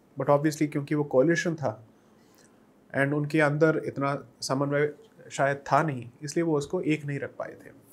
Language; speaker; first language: Hindi; non-native, local second language; Tamil